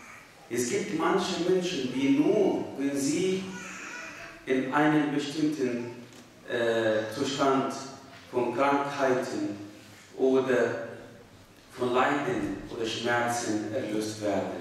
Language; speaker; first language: German; non-native, fluent; Arabic